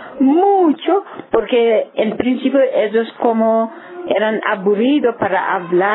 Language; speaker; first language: Spanish; non-native, learner; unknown